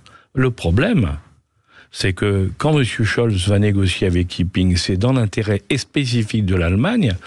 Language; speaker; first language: French; native; French